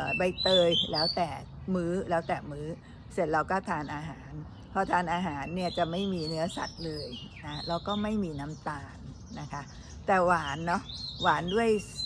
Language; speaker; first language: Thai; native; Thai